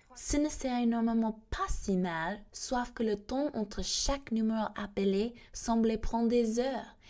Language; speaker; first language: French; non-native, fluent; English